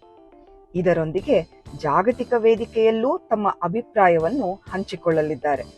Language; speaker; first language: Kannada; native; Kannada